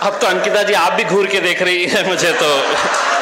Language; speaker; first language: Hindi; non-native, local second language; Marathi